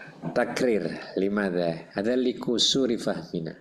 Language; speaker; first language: Arabic; non-native, fluent; Indonesian